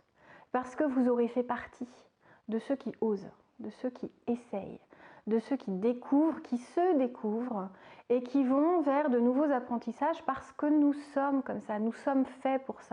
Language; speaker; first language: French; native; French